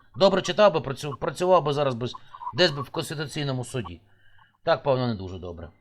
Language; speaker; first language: Ukrainian; native; Ukrainian